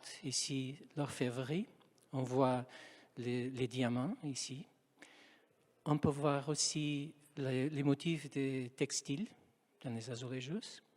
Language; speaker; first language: French; non-native, fluent; Portuguese